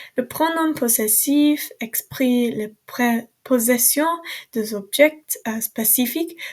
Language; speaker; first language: French; non-native, learner; English